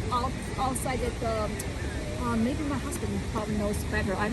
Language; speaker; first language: English; non-native, learner; Chinese